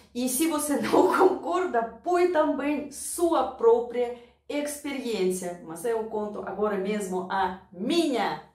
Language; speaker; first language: Portuguese; non-native, fluent; Russian